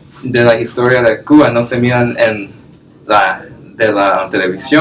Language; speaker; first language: Spanish; non-native, learner; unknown